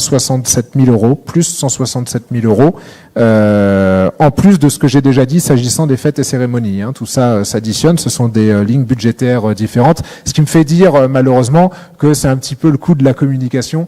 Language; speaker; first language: French; native; French